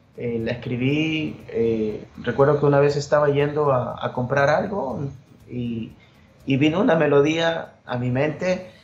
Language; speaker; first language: Spanish; native; Spanish